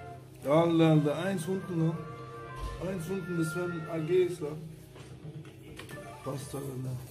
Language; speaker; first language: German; early bilingual, other home language; Turkish